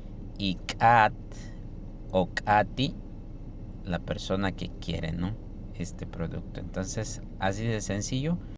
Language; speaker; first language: Spanish; non-native, local second language; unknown